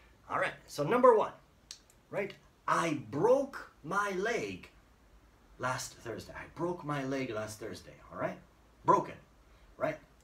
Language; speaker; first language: English; native; English